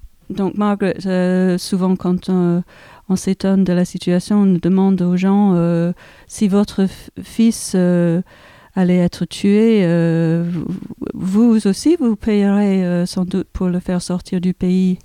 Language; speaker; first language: French; native; French